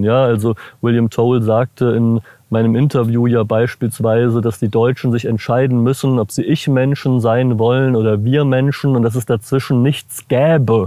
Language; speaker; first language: German; native; German